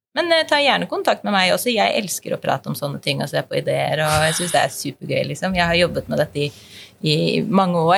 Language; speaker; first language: Norwegian; native; Norwegian